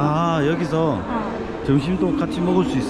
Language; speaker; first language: Korean; native; Korean